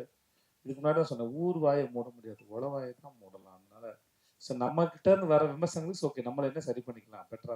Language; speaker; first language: Tamil; native; Tamil